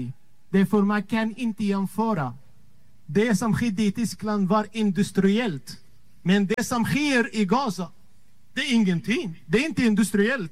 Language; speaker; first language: Swedish; non-native, learner; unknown